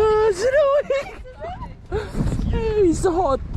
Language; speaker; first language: English; non-native, learner; Javanese